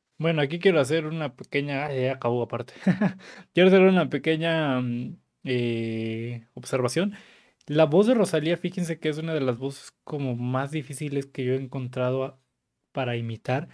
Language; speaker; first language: Spanish; native; Spanish